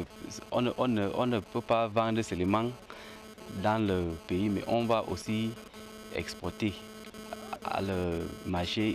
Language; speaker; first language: French; non-native, local second language; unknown